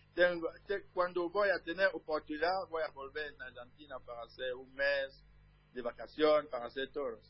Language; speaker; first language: Spanish; non-native, learner; French